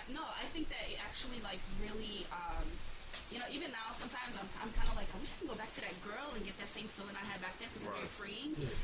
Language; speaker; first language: English; early bilingual, other home language; Bosnian